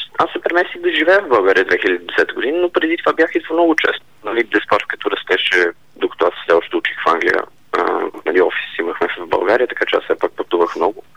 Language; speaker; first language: Bulgarian; early bilingual, heritage; Bulgarian